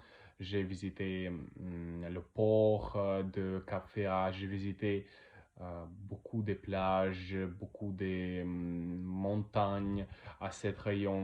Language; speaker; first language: French; non-native, learner; Russian